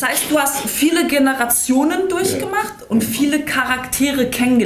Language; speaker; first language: German; early bilingual, other home language; Serbian